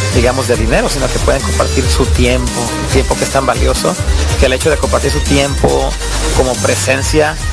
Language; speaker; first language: Spanish; native; Spanish